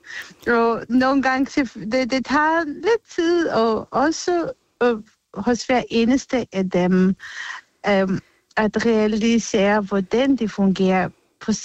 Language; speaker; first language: Danish; non-native, fluent; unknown